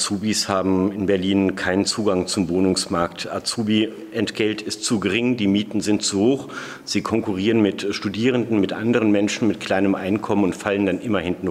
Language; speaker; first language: German; native; German